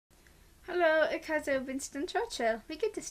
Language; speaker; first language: German; non-native, learner; English